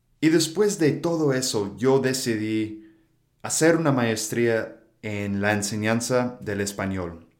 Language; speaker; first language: Spanish; non-native, fluent; English